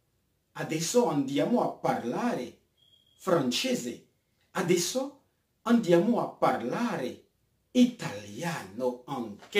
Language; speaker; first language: Italian; non-native, fluent; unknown